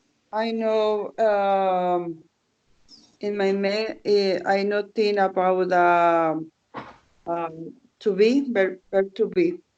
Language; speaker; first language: English; non-native, learner; Spanish